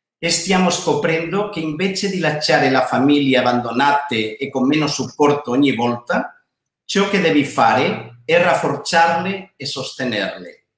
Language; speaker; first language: Italian; non-native, learner; Catalan